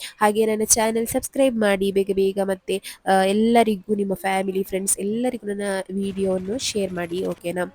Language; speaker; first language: Kannada; non-native, local second language; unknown